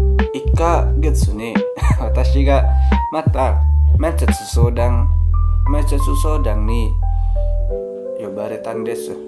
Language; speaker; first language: Japanese; non-native, learner; Indonesian